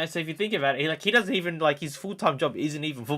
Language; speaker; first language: English; native; English